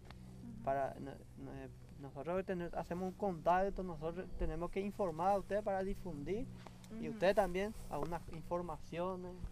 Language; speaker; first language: Spanish; non-native, local second language; Guarani